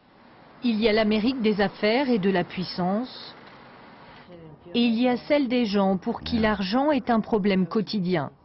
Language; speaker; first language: French; native; French